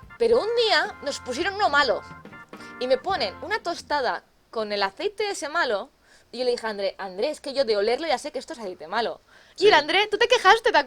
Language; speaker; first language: Spanish; native; Spanish